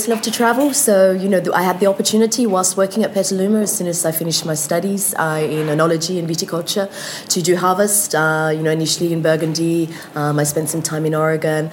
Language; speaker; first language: English; native; English